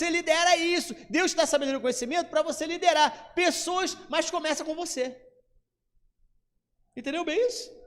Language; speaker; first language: Portuguese; native; Portuguese